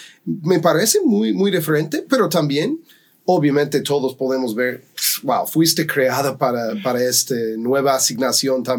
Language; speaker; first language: Spanish; non-native, fluent; English